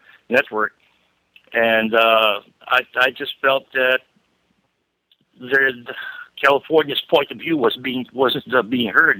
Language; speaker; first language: English; non-native, local second language; Filipino